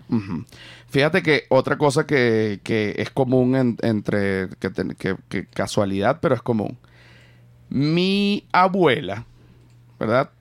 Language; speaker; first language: Spanish; native; Spanish